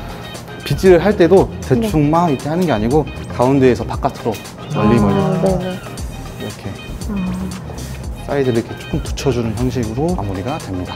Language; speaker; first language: Korean; native; Korean